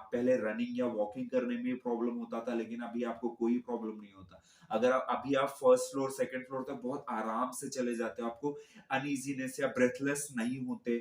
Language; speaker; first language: Hindi; native; Hindi